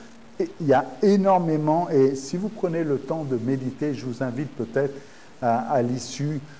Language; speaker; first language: French; native; French